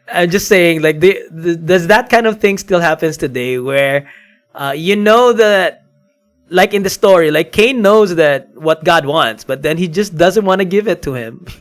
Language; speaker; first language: English; non-native, local second language; Filipino